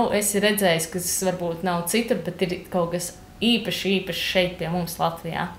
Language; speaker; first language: Latvian; native; Latvian